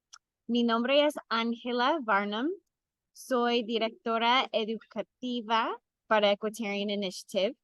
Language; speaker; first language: Spanish; non-native, fluent; English